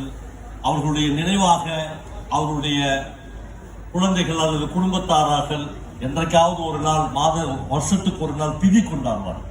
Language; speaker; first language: Tamil; native; Tamil